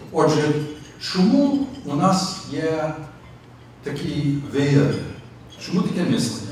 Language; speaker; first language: Ukrainian; early bilingual, other home language; English